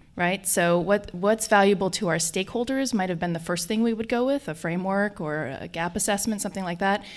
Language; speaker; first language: English; native; English